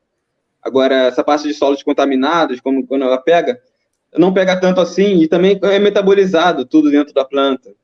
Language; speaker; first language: Portuguese; native; Portuguese